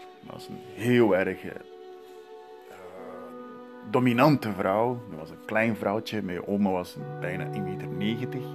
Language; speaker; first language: Dutch; non-native, learner; Portuguese